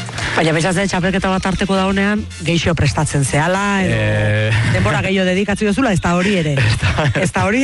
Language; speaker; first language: Basque; native; Basque